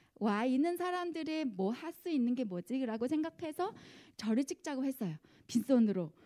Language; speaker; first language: Korean; non-native, fluent; Vietnamese